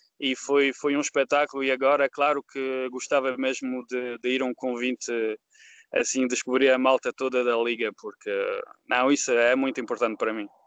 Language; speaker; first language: Portuguese; early bilingual, heritage; Portuguese